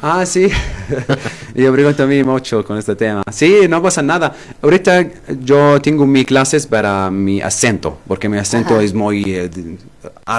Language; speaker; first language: Spanish; non-native, learner; Arabic